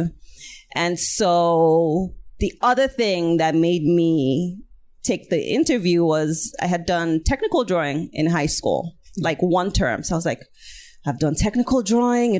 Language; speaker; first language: English; non-native, local second language; Yoruba